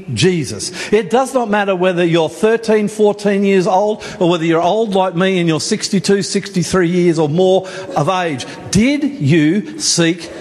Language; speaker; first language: English; native; English